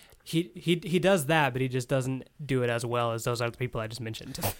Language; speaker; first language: English; native; English